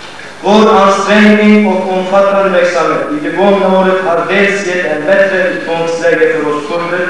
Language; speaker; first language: Swedish; non-native, fluent; Kurdish